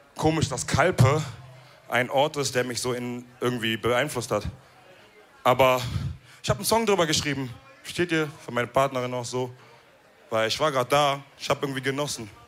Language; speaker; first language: German; early bilingual, other home language; Wolof